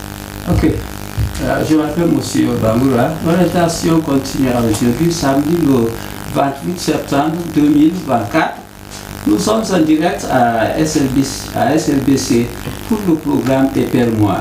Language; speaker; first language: French; non-native, fluent; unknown